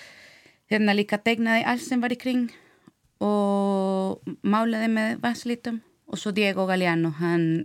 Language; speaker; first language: Icelandic; non-native, learner; Spanish